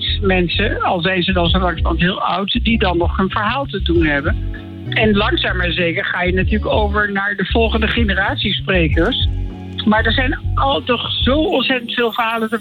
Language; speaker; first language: Dutch; native; Dutch